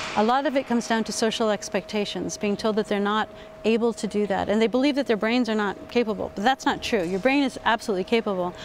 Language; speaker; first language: English; native; English